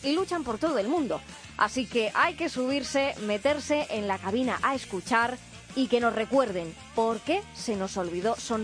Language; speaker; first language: Spanish; native; Spanish